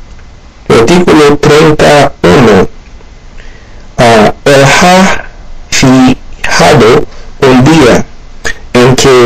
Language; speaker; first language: Spanish; non-native, learner; Haitian Creole